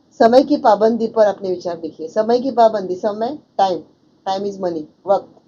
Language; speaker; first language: Hindi; non-native, local second language; Marathi